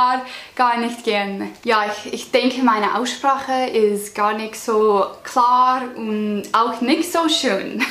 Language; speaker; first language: German; non-native, fluent; English